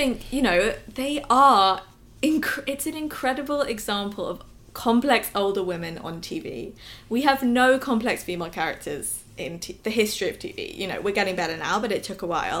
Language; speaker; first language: English; native; English